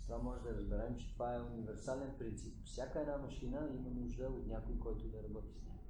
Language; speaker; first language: Bulgarian; native; Bulgarian